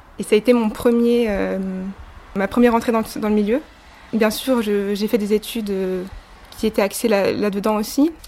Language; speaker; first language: French; native; French